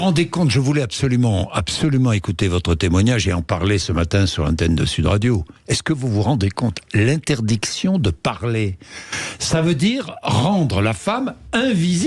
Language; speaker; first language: French; native; French